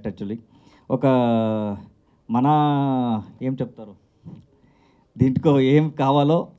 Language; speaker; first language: Telugu; non-native, learner; Kannada